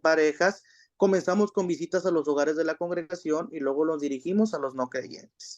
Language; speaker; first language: Spanish; native; Spanish